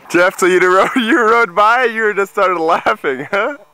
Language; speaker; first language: English; native; English